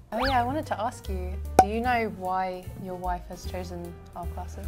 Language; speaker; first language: English; native; English